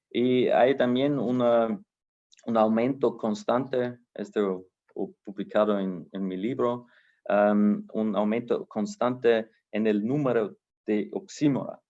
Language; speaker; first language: Spanish; non-native, fluent; German